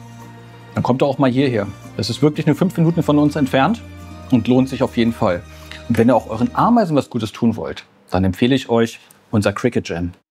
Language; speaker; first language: German; native; German